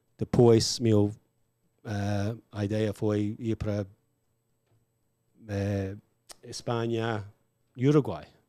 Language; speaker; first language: Portuguese; non-native, learner; English